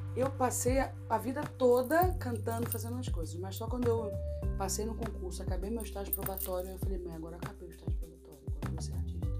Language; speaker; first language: Portuguese; native; Portuguese